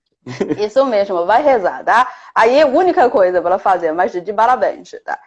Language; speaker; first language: Portuguese; non-native, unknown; Chinese